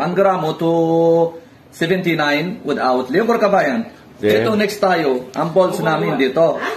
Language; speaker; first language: Filipino; non-native, learner; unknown